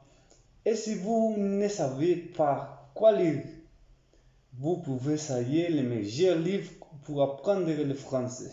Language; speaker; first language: French; non-native, learner; Spanish